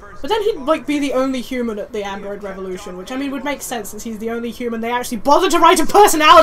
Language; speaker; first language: English; native; English